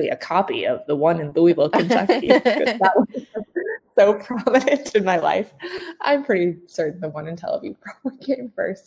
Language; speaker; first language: English; native; English